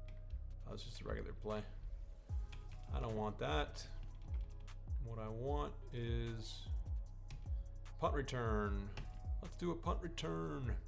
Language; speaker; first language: English; native; English